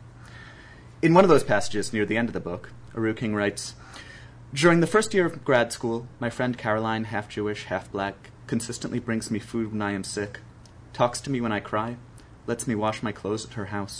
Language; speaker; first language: English; native; English